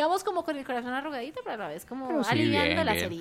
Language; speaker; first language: Spanish; native; Spanish